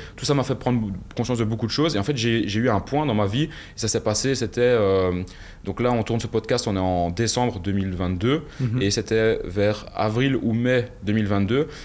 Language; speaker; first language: French; native; French